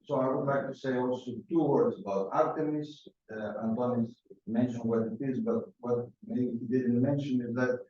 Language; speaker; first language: English; non-native, fluent; Greek